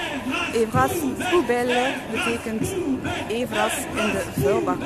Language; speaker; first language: Dutch; native; Dutch